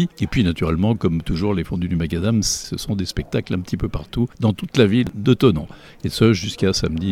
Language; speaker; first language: French; native; French